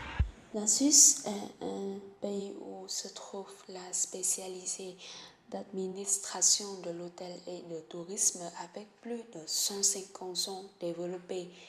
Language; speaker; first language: French; non-native, learner; Vietnamese